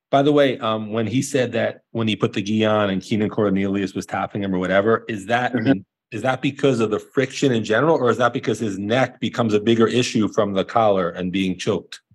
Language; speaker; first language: English; native; English